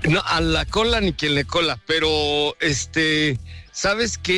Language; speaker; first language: Spanish; native; Spanish